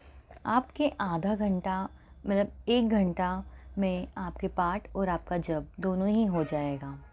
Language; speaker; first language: Hindi; native; Hindi